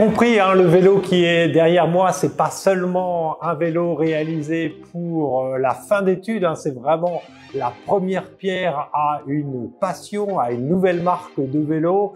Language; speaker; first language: French; native; French